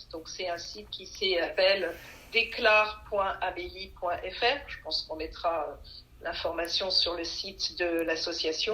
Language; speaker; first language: French; native; French